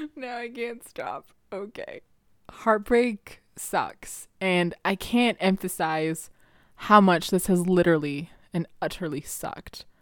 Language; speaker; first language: English; early bilingual, other home language; Spanish